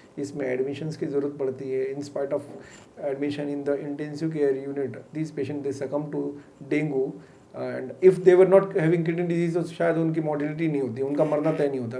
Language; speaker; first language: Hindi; native; Hindi